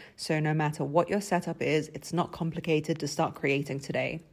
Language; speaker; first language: English; early bilingual, other home language; Russian